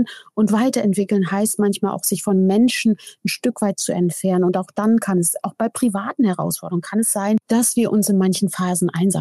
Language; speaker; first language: German; native; German